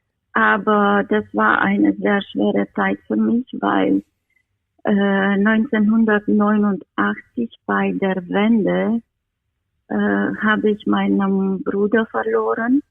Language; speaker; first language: German; non-native, fluent; Romanian